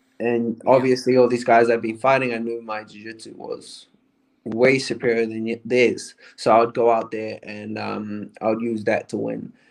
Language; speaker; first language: English; native; English